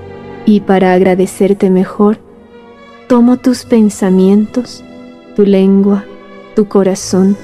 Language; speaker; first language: Spanish; native; Spanish